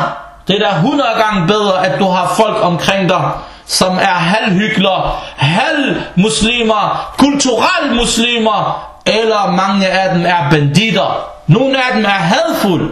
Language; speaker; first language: Danish; non-native, fluent; Arabic